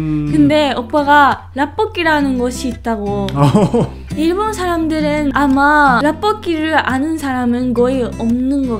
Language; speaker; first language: Korean; non-native, fluent; Japanese